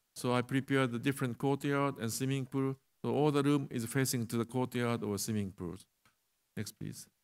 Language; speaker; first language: English; non-native, learner; Japanese